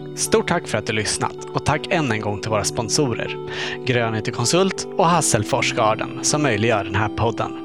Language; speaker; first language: Swedish; native; Swedish